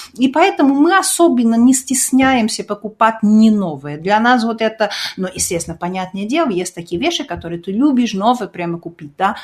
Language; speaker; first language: Russian; early bilingual, heritage; Russian